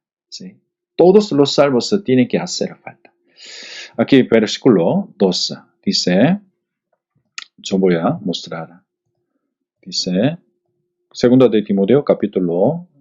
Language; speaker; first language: Spanish; non-native, fluent; Korean